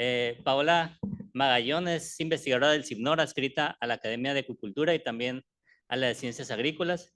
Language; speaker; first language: Spanish; native; Spanish